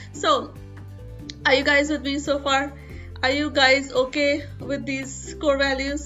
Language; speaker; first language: English; non-native, local second language; Hindi